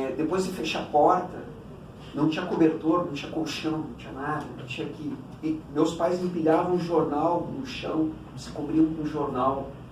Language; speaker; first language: Portuguese; early bilingual, other home language; Cantonese